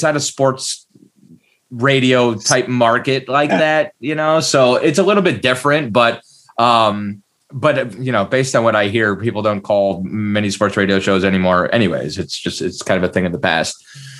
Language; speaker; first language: English; native; English